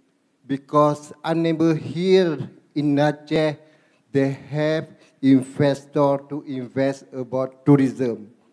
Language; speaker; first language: English; non-native, learner; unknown